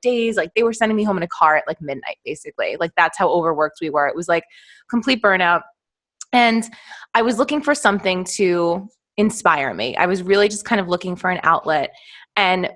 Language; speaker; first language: English; native; English